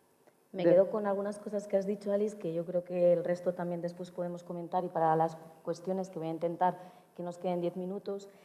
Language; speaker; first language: Spanish; native; Spanish